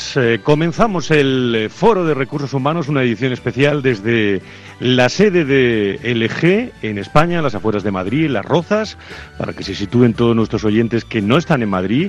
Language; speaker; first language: Spanish; native; Spanish